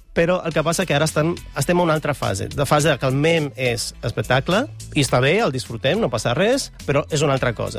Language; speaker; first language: Catalan; non-native, fluent; Italian